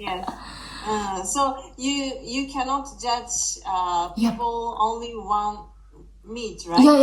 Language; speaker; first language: English; non-native, fluent; Japanese